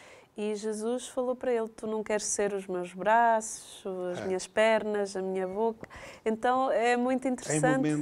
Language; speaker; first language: Portuguese; native; Portuguese